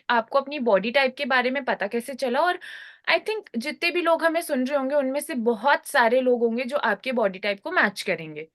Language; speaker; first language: Hindi; native; Hindi